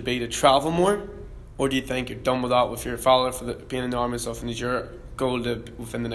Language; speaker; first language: English; native; English